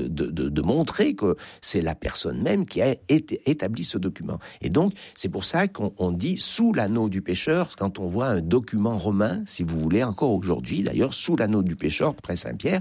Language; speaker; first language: French; native; French